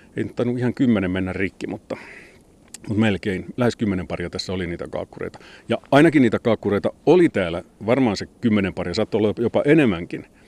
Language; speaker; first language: Finnish; native; Finnish